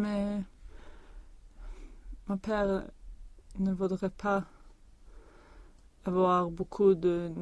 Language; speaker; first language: French; non-native, learner; Swedish